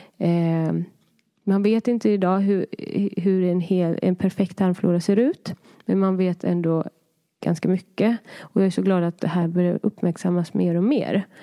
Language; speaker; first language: Swedish; early bilingual, other home language; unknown